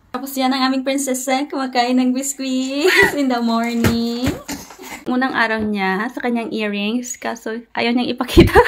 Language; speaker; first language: Filipino; non-native, local second language; Hiligaynon